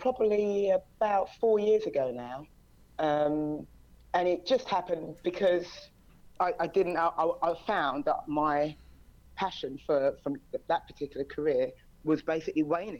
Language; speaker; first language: English; native; English